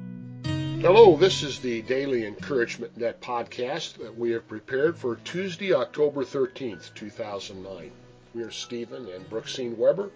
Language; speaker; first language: English; native; English